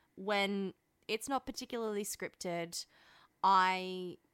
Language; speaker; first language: English; early bilingual, other home language; French